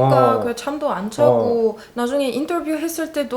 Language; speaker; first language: Korean; non-native, fluent; Arabic